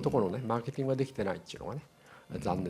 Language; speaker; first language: Japanese; native; Japanese